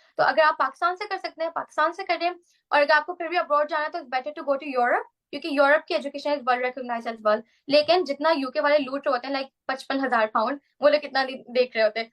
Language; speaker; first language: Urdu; native; Urdu